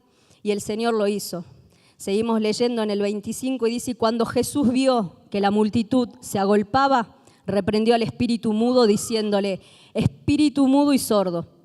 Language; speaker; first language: Spanish; native; Spanish